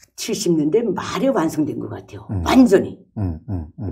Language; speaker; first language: Korean; native; Korean